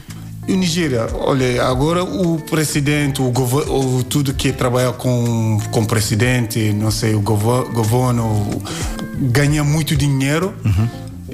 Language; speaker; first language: Portuguese; non-native, learner; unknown